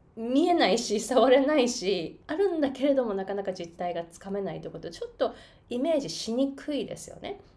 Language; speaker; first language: Japanese; native; Japanese